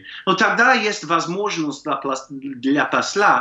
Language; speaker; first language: Russian; non-native, fluent; English